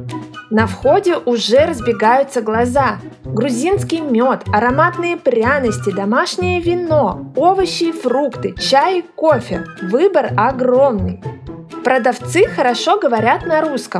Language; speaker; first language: Russian; native; Russian